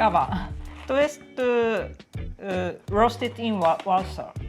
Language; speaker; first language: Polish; non-native, learner; Japanese